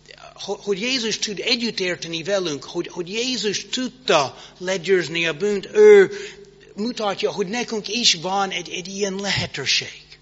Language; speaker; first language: Hungarian; non-native, fluent; English